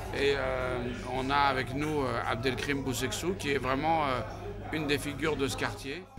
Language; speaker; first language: French; early bilingual, other home language; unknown